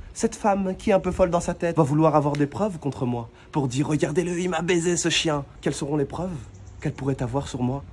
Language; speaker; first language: French; native; French